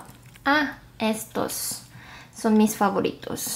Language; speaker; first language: Spanish; non-native, fluent; Korean